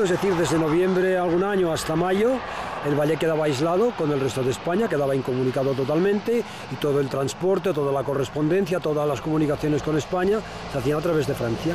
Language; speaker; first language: Spanish; non-native, local second language; Occitan